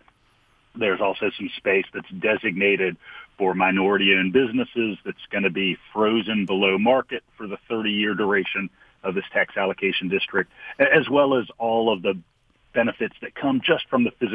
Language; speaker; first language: English; native; English